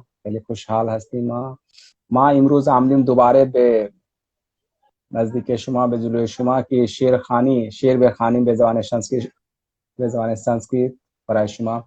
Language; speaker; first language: Persian; non-native, fluent; Hindi